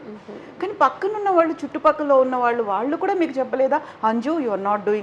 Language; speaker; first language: Telugu; native; Telugu